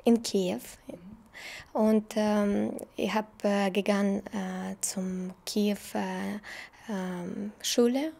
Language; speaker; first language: German; non-native, learner; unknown